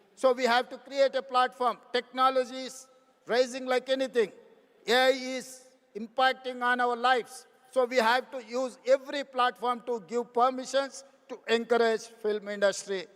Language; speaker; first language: English; non-native, local second language; Telugu